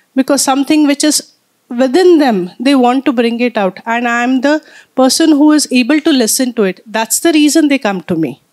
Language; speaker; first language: English; non-native, local second language; Marathi